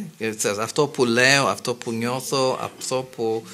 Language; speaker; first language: Greek; non-native, fluent; English